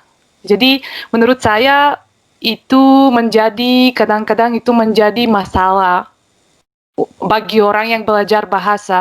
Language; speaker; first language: Indonesian; non-native, fluent; Bulgarian